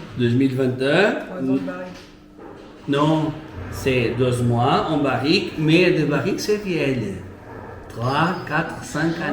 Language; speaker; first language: French; non-native, learner; Portuguese